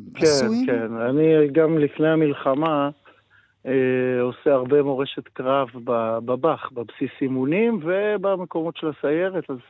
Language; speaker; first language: Hebrew; native; Hebrew